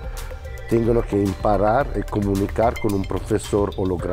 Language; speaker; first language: Spanish; non-native, learner; Italian